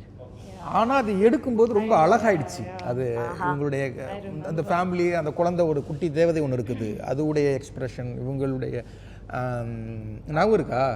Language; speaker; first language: Tamil; native; Tamil